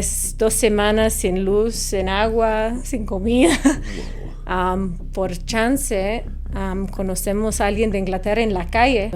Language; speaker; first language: Spanish; non-native, fluent; English